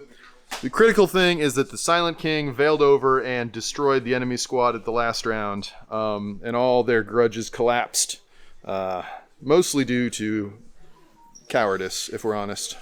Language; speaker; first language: English; native; English